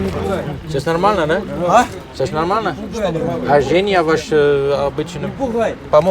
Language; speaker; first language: Russian; non-native, fluent; Dutch